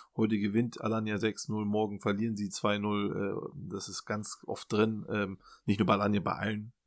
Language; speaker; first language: German; early bilingual, other home language; Turkish